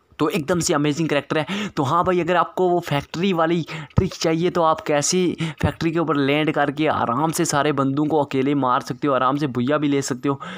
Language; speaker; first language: Hindi; native; Hindi